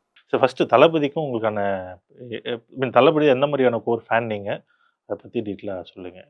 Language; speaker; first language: Tamil; native; Tamil